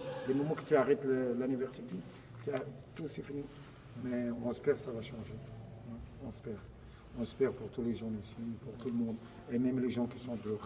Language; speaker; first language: French; non-native, fluent; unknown